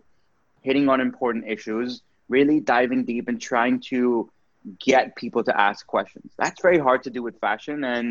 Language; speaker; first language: English; non-native, local second language; Urdu